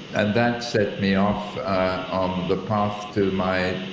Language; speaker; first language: English; early bilingual, other home language; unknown